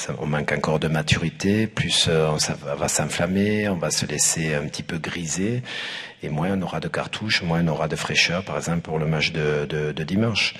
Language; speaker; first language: French; native; French